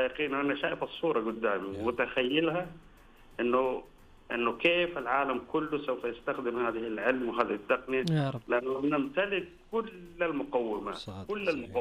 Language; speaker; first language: Arabic; native; Arabic